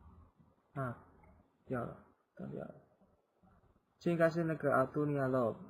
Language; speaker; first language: Chinese; non-native, fluent; Indonesian